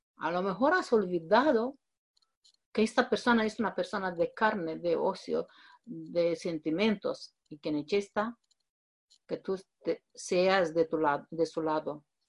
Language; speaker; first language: Spanish; non-native, fluent; Romanian